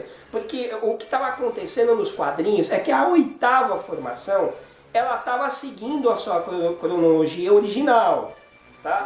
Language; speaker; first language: Portuguese; native; Portuguese